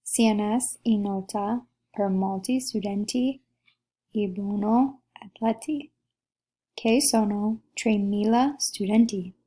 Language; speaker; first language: Italian; non-native, learner; English